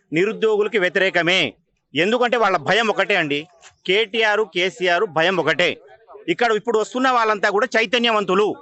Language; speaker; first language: Telugu; native; Telugu